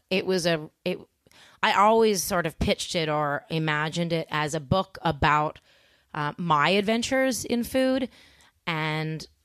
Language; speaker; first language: English; native; English